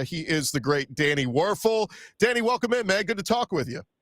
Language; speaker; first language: English; native; English